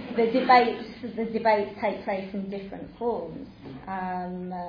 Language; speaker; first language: English; native; English